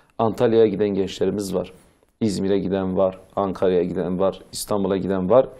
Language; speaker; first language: Turkish; non-native, local second language; Zaza